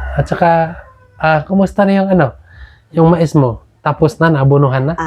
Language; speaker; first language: Filipino; non-native, local second language; Cebuano